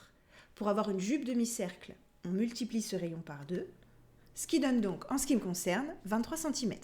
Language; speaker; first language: French; native; French